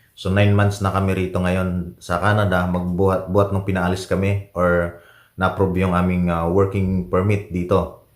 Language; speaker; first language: Filipino; native; Filipino